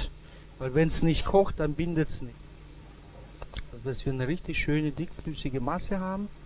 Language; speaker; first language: German; native; German